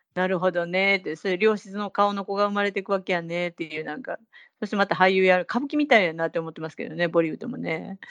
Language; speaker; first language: Japanese; native; Japanese